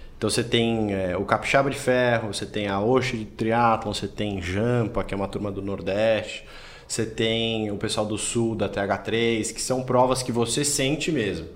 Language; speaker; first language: Portuguese; native; Portuguese